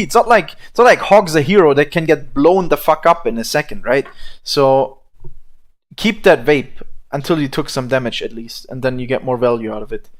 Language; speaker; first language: English; non-native, fluent; German